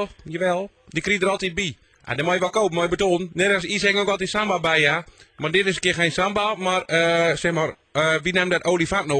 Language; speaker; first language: Dutch; native; Dutch